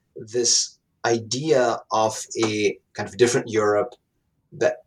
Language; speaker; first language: English; non-native, fluent; Italian